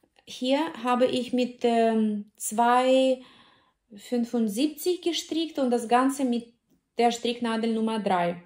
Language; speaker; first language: German; non-native, fluent; Russian